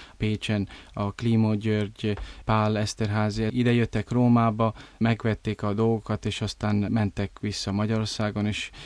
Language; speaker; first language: Hungarian; early bilingual, heritage; Italian